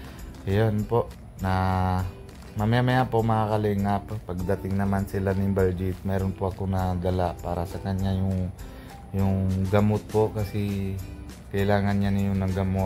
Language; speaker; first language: Filipino; non-native, learner; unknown